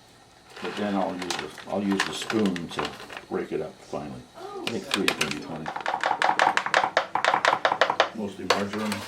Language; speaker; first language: English; native; English